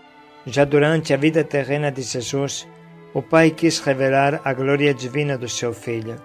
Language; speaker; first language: Portuguese; native; Portuguese